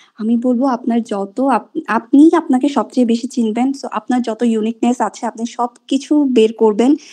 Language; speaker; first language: Bangla; non-native, local second language; Marma